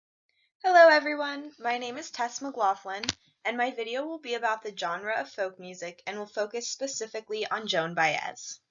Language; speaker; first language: English; native; English